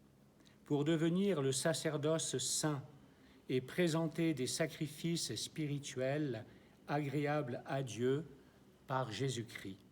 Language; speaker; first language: French; native; French